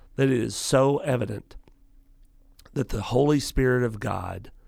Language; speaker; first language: English; native; English